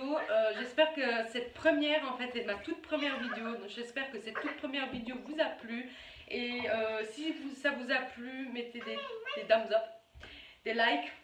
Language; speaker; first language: French; native; French